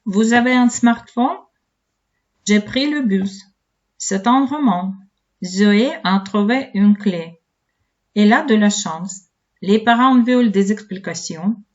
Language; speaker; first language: French; non-native, fluent; Ukrainian